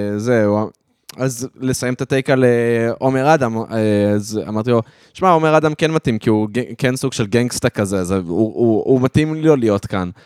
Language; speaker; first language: Hebrew; early bilingual, other home language; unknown